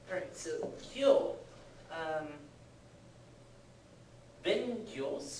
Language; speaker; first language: Japanese; non-native, learner; English